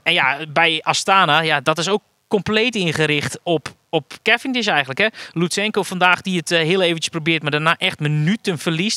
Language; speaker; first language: Dutch; native; Dutch